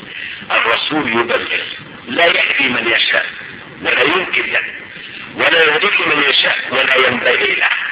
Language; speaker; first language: Arabic; native; Arabic